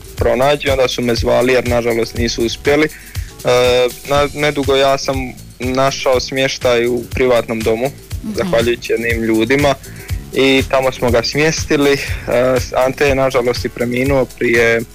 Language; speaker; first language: Croatian; native; Croatian